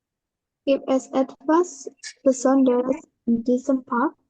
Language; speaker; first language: German; non-native, learner; Indonesian